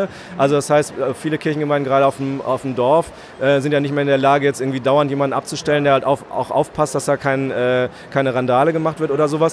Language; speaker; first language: German; native; German